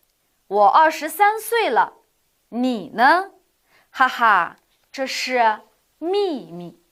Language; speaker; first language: Chinese; non-native, fluent; Uyghur